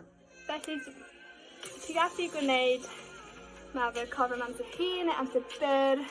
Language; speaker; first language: Welsh; non-native, local second language; English